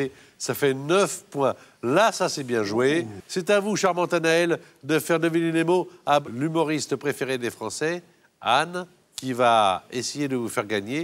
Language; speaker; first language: French; native; French